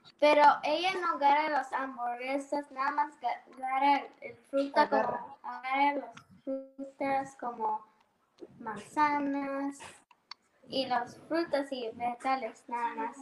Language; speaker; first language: Spanish; early bilingual, heritage; Spanish